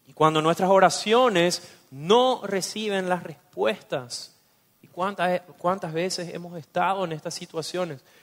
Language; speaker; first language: Spanish; native; Spanish